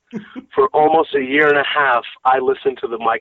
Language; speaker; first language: English; native; English